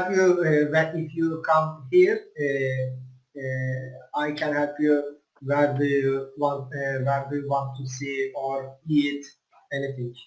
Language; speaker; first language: English; non-native, learner; Turkish